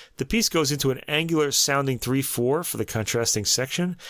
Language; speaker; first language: English; native; English